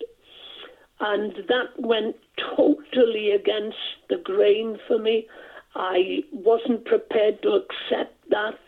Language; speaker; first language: English; non-native, local second language; Welsh